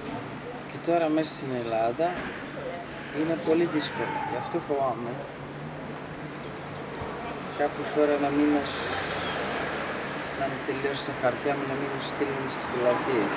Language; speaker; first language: Greek; non-native, fluent; Persian